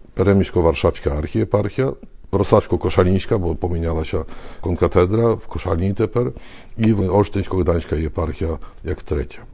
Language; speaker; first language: Ukrainian; early bilingual, heritage; Ukrainian